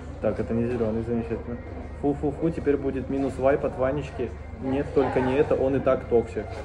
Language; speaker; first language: Russian; native; Russian